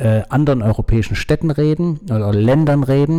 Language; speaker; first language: German; native; German